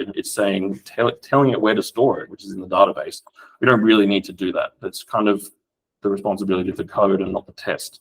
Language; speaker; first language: English; native; English